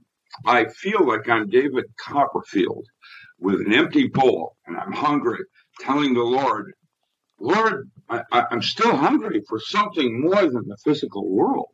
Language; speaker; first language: English; native; English